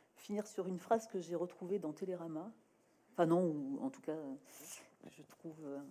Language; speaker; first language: French; native; French